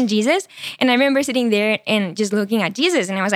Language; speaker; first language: English; non-native, fluent; Spanish